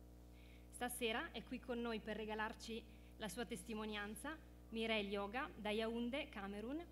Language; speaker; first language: Italian; native; Italian